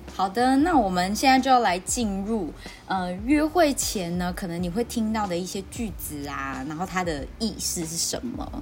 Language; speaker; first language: Chinese; native; Chinese